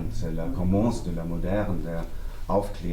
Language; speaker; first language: French; non-native, learner; German